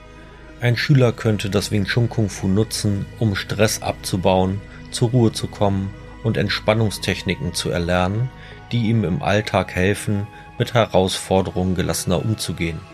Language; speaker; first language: German; native; German